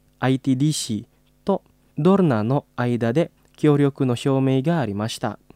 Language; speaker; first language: Japanese; non-native, fluent; Indonesian